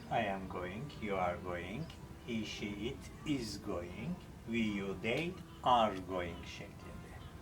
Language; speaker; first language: English; non-native, fluent; Turkish